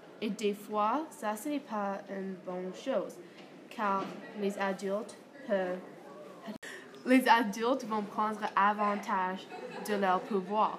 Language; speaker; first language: French; non-native, learner; English